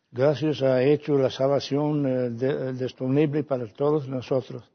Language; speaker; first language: Spanish; non-native, fluent; English